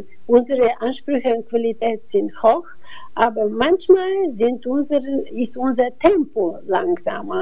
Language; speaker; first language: German; non-native, fluent; Bulgarian